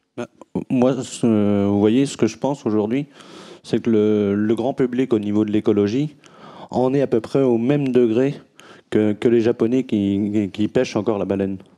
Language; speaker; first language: French; native; French